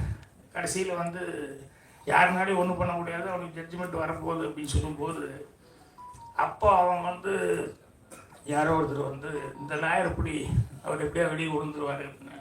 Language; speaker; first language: Tamil; native; Tamil